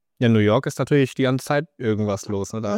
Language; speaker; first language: German; native; German